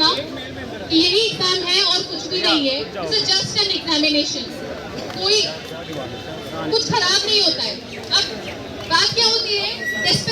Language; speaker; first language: Hindi; native; Hindi